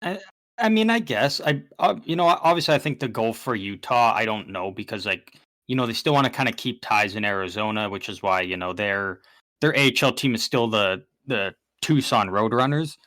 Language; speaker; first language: English; native; English